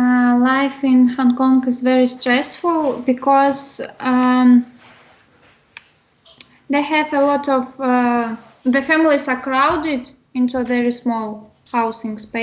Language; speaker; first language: English; non-native, learner; Russian